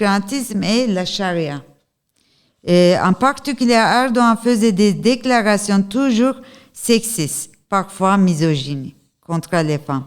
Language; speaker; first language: French; non-native, learner; Turkish